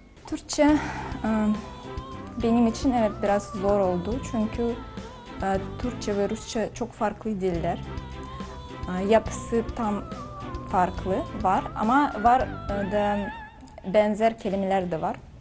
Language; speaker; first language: Turkish; non-native, learner; Russian